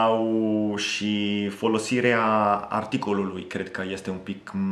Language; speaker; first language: Romanian; non-native, fluent; Italian